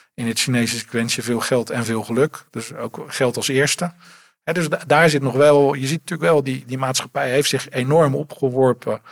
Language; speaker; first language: Dutch; native; Dutch